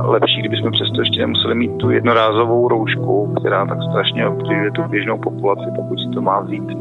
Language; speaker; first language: Czech; native; Czech